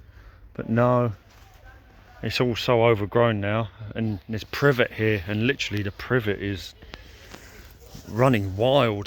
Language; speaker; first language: English; native; English